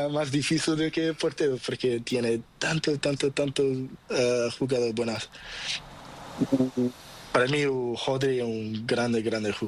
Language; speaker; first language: Spanish; non-native, learner; Portuguese